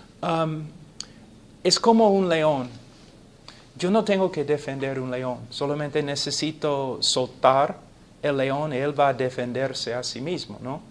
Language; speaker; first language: Spanish; non-native, fluent; English